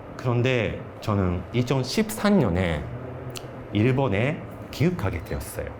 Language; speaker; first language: Korean; non-native, fluent; Japanese